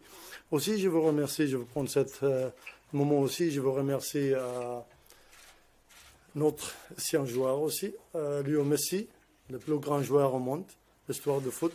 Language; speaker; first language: French; non-native, learner; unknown